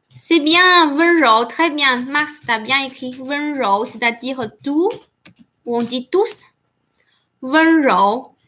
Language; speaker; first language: French; non-native, fluent; Chinese